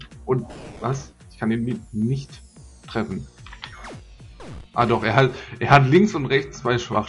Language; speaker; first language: German; native; German